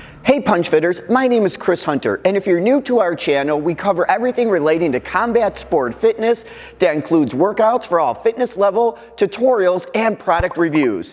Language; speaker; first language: English; native; English